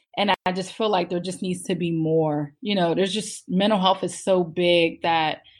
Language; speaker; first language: English; native; English